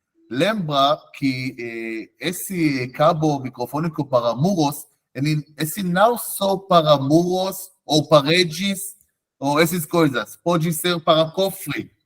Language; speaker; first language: Portuguese; non-native, fluent; Hebrew